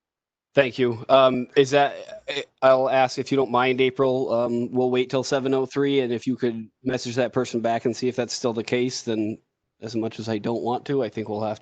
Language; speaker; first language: English; native; English